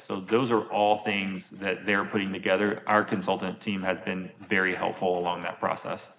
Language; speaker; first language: English; native; English